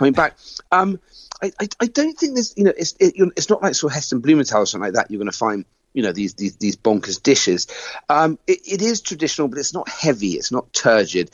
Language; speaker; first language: English; native; English